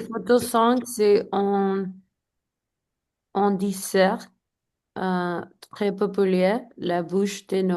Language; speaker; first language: French; non-native, learner; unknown